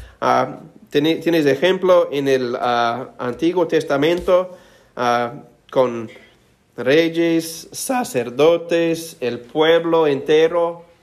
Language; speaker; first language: Spanish; non-native, fluent; English